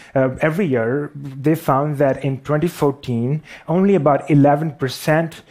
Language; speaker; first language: English; non-native, local second language; Urdu